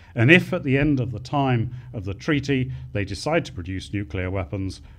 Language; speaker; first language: English; native; English